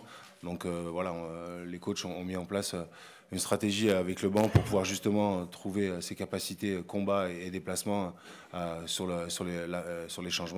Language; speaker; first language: French; native; French